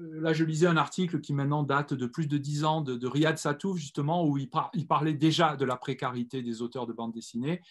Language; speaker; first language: French; native; French